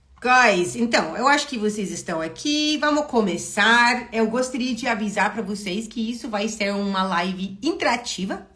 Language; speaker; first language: Portuguese; non-native, fluent; English